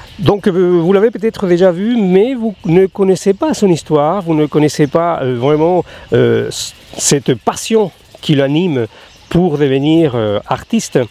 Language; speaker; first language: French; native; French